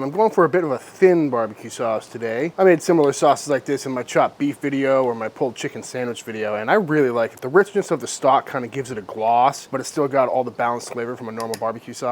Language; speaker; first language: English; native; English